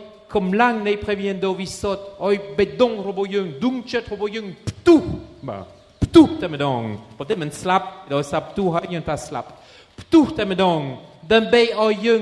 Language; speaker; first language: Khmer; non-native, fluent; French